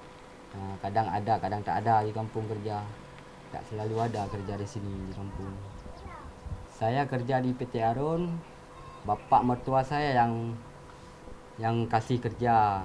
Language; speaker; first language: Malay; non-native, local second language; Achinese